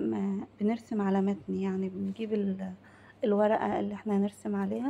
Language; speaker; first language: Arabic; native; Arabic